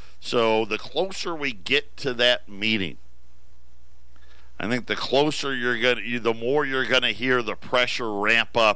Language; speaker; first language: English; native; English